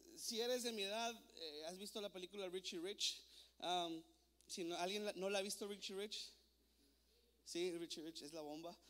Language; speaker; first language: Spanish; native; Spanish